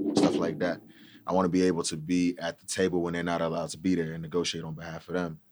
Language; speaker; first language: English; native; English